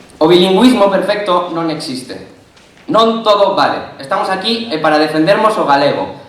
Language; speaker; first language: Galician; non-native, local second language; Spanish